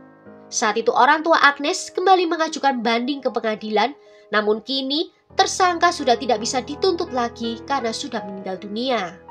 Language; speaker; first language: Indonesian; native; Indonesian